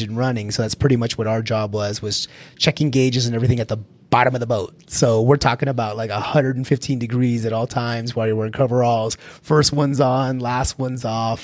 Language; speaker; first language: English; early bilingual, other home language; Spanish